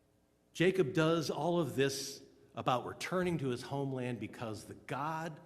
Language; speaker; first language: English; native; English